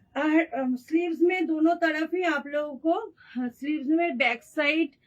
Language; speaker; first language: Hindi; non-native, local second language; Bangla